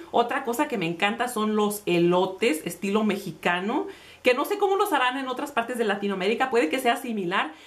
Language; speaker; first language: Spanish; early bilingual, heritage; Spanish